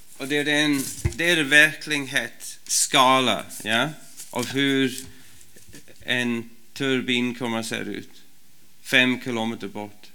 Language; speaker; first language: Swedish; non-native, learner; English